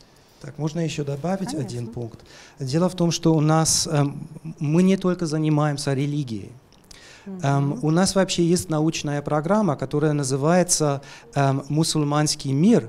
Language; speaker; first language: Russian; non-native, fluent; German